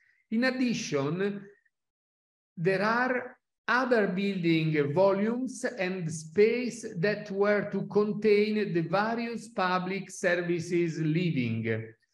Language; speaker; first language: English; non-native, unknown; Italian